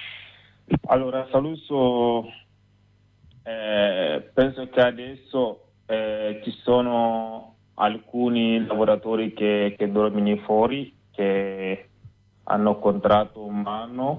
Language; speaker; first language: Italian; non-native, learner; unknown